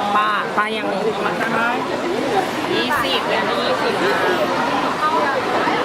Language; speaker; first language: Indonesian; non-native, learner; Vietnamese